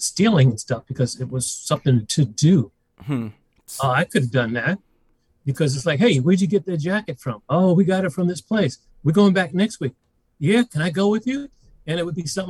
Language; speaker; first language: English; native; English